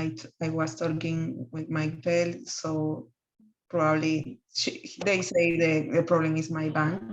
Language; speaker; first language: English; non-native, learner; Spanish